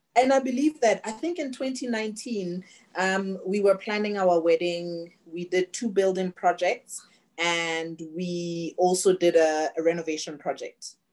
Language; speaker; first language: English; non-native, local second language; Tswana